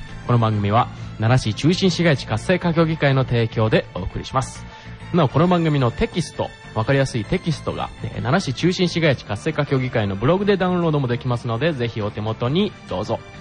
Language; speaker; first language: Japanese; native; Japanese